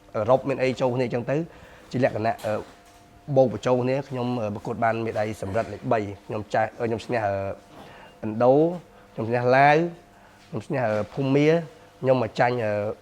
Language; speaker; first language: Khmer; native; Khmer